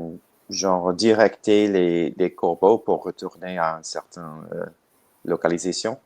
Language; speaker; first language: French; non-native, learner; English